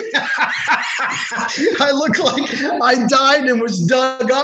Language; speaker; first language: English; native; English